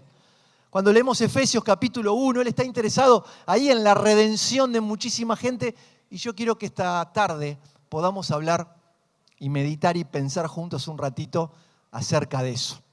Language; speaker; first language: Spanish; native; Spanish